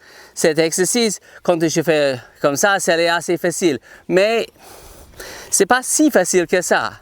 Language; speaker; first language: French; non-native, fluent; English